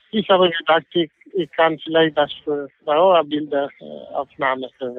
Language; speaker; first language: German; non-native, fluent; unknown